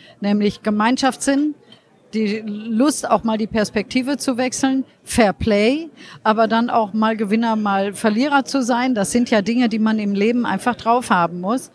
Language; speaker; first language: German; native; German